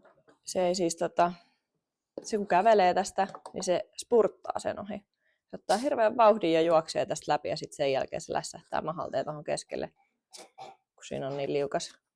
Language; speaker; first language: Finnish; native; Finnish